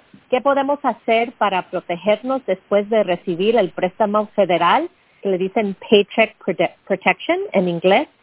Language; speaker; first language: Spanish; early bilingual, heritage; Spanish